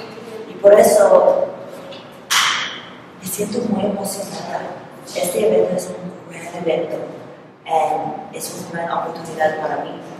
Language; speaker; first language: Spanish; non-native, learner; English